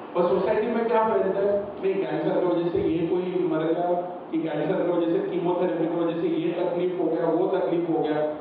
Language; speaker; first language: Hindi; non-native, local second language; Marathi